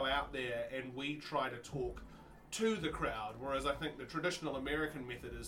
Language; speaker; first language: English; native; English